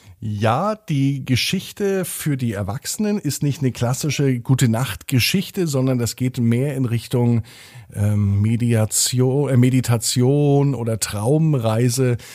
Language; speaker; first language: German; native; German